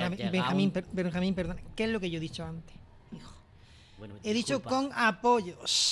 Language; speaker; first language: Spanish; native; Spanish